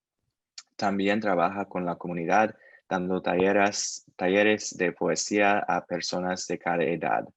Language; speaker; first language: Spanish; non-native, learner; English